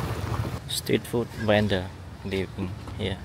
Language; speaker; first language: English; non-native, learner; Khmer